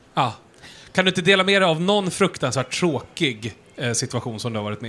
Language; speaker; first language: Swedish; native; Swedish